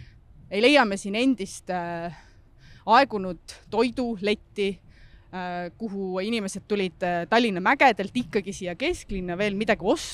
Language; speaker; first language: Estonian; native; Estonian